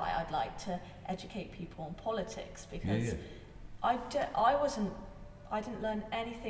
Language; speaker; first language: English; native; English